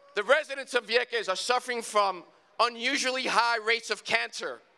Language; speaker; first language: English; early bilingual, other home language; Spanish